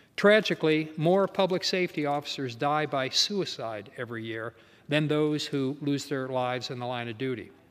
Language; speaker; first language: English; native; English